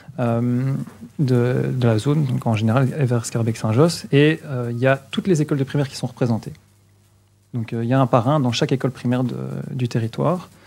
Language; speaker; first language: French; native; French